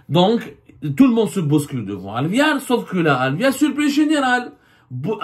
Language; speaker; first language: French; non-native, local second language; Arabic